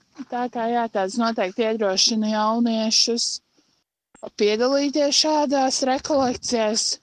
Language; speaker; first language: Latvian; native; Latvian